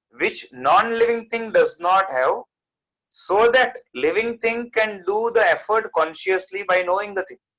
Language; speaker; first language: English; non-native, local second language; Gujarati